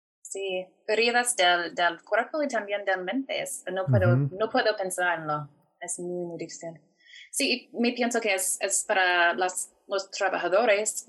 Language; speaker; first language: Spanish; non-native, fluent; English